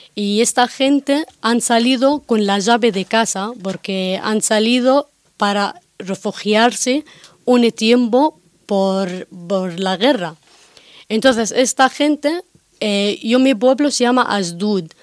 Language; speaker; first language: Spanish; non-native, fluent; Arabic